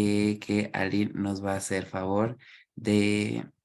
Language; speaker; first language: Spanish; native; Spanish